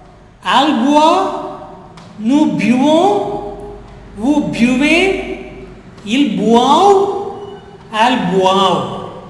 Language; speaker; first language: French; non-native, fluent; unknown